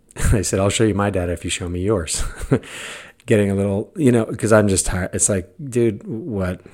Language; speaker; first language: English; native; English